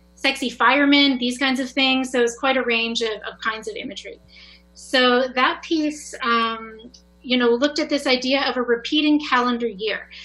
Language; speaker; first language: English; native; English